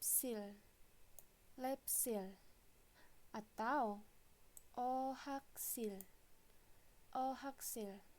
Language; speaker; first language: Korean; non-native, fluent; Indonesian